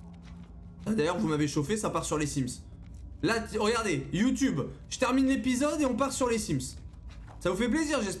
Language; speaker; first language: French; native; French